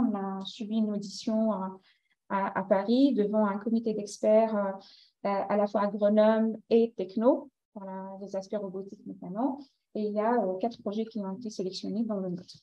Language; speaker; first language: French; native; French